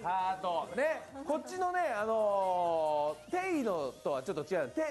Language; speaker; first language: Japanese; native; Japanese